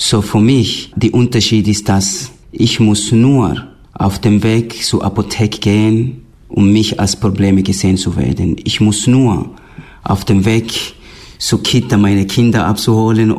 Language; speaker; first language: German; non-native, fluent; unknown